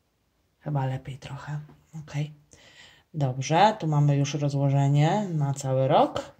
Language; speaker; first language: Polish; native; Polish